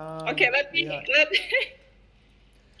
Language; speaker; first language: English; non-native, fluent; Indonesian